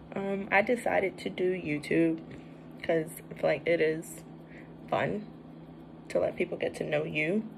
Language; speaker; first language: English; native; English